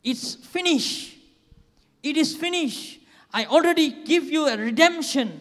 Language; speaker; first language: English; non-native, local second language; Tamil